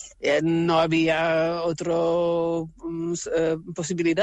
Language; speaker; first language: Spanish; non-native, learner; Dutch